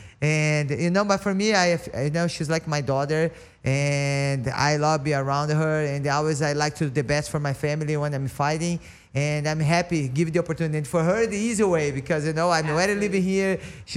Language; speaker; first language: English; non-native, learner; Portuguese